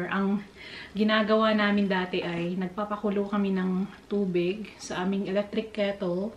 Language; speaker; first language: Filipino; native; Filipino